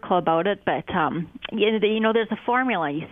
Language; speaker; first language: English; native; English